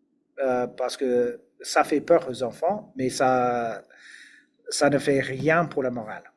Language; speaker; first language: French; non-native, fluent; English